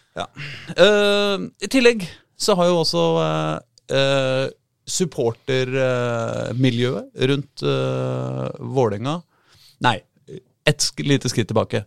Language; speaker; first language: Norwegian; native; Norwegian